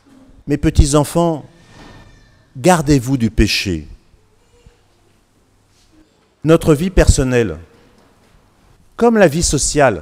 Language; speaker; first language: French; native; French